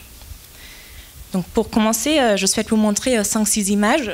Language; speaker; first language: French; non-native, fluent; German